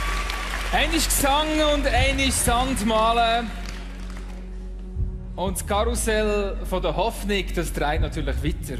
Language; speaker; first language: German; native; German